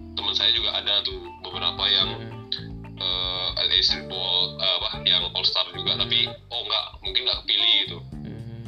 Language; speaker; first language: Indonesian; native; Indonesian